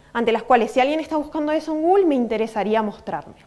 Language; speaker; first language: Spanish; native; Spanish